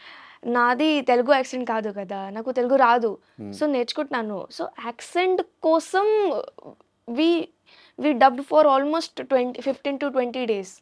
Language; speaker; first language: Telugu; non-native, learner; Hindi